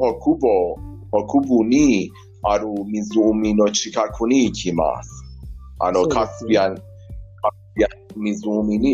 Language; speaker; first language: Japanese; non-native, learner; Persian